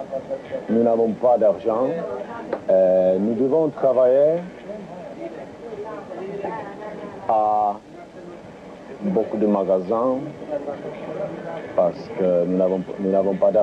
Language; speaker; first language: French; non-native, learner; Czech